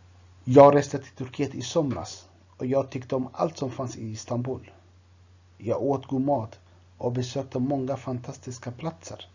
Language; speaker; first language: Swedish; non-native, fluent; Tigrinya